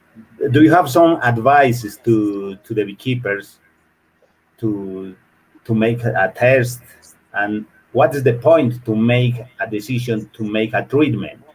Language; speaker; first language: English; non-native, learner; Spanish